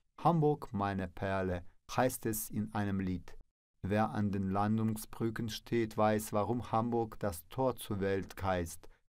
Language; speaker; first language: German; non-native, fluent; Russian